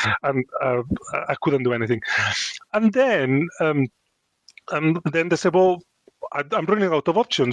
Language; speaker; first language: English; non-native, fluent; Spanish